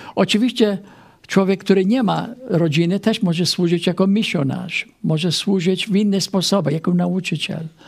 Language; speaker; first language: Polish; non-native, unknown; English